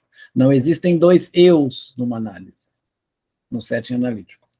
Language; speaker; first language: Portuguese; native; Portuguese